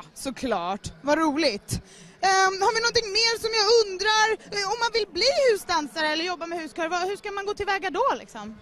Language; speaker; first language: Swedish; native; Swedish